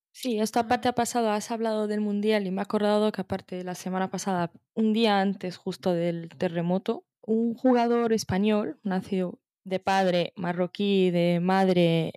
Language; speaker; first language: Spanish; non-native, fluent; Arabic